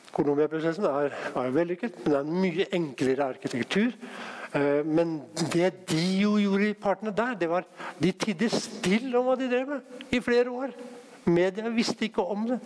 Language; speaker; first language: Norwegian; native; Norwegian